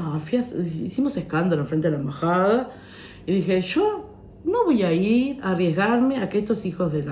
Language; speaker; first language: Spanish; native; Spanish